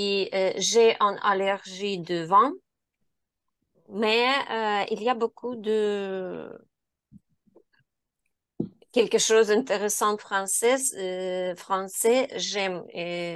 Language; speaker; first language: French; non-native, learner; Ukrainian